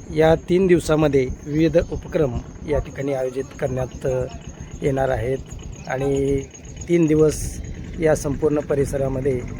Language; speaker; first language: Marathi; native; Marathi